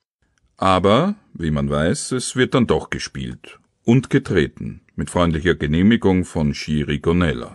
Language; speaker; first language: German; native; German